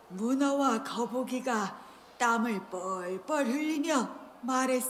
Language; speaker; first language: Korean; native; Korean